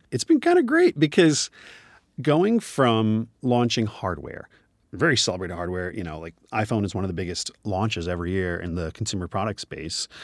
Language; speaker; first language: English; native; English